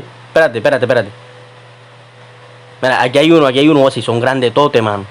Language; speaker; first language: Spanish; native; Spanish